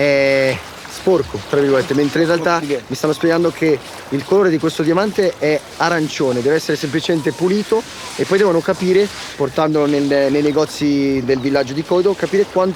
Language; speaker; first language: Italian; native; Italian